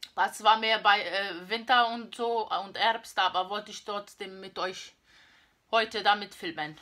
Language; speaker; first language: German; non-native, learner; Portuguese